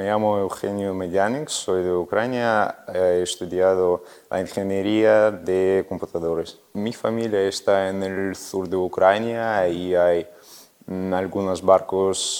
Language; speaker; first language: Spanish; non-native, fluent; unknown